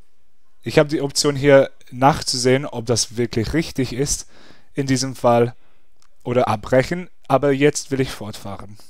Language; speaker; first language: German; non-native, fluent; English